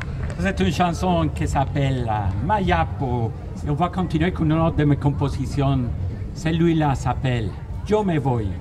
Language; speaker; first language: French; non-native, fluent; Spanish